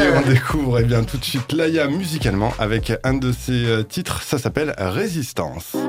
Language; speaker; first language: French; native; French